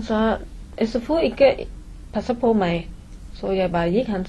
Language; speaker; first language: Norwegian; non-native, learner; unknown